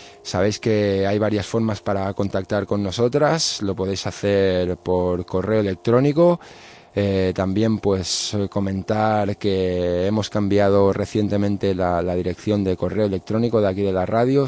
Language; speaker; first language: Spanish; native; Spanish